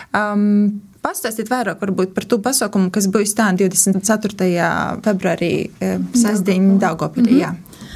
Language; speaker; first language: Latvian; native; Latvian